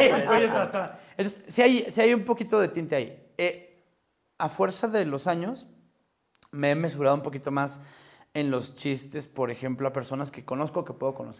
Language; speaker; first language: Spanish; native; Spanish